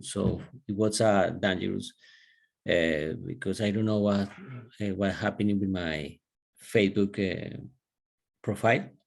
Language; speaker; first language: English; non-native, learner; Spanish